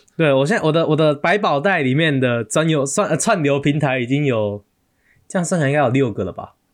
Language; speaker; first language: Chinese; native; Chinese